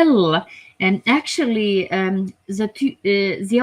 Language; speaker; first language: English; non-native, fluent; Italian